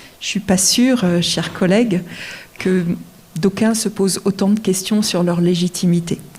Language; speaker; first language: French; native; French